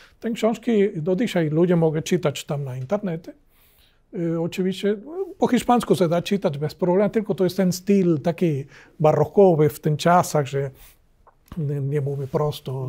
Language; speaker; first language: Polish; non-native, learner; Spanish